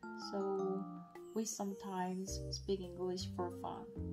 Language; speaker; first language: English; non-native, learner; Korean